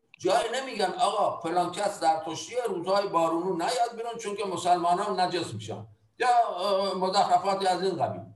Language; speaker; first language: Persian; native; Persian